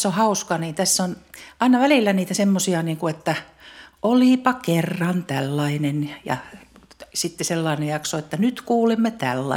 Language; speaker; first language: Finnish; native; Finnish